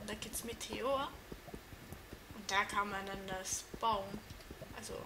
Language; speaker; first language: German; native; German